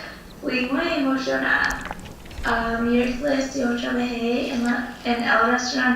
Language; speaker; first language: Spanish; non-native, learner; English